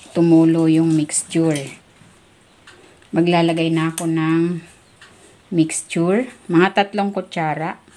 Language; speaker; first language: Filipino; non-native, local second language; Bikol